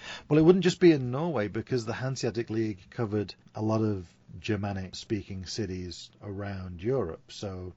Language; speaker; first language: English; native; English